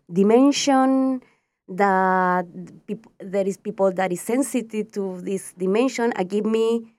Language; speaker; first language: English; non-native, fluent; Spanish